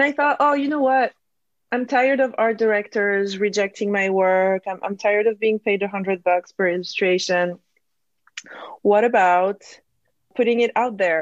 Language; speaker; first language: English; non-native, fluent; French